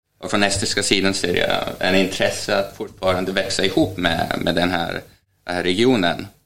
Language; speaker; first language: Swedish; non-native, fluent; Estonian